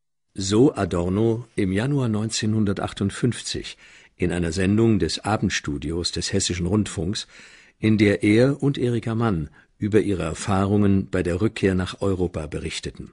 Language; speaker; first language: German; native; German